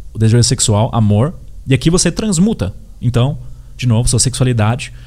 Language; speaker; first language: Portuguese; early bilingual, heritage; Portuguese